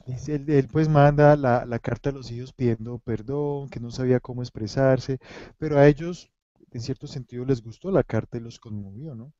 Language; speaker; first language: Spanish; native; Spanish